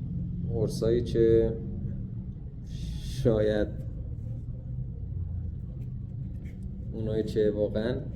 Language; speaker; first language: Persian; native; Persian